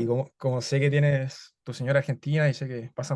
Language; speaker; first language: Spanish; native; Spanish